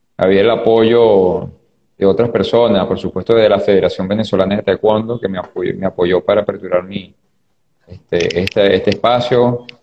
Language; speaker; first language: Spanish; native; Spanish